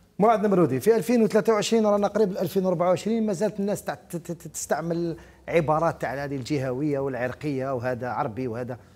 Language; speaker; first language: Arabic; native; Arabic